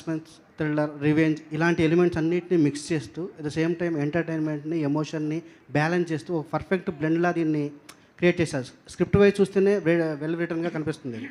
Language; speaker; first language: Telugu; native; Telugu